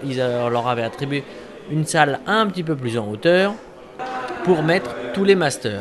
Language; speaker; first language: French; native; French